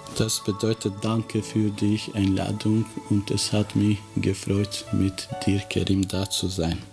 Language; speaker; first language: German; non-native, fluent; Albanian